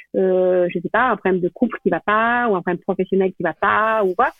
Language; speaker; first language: French; native; French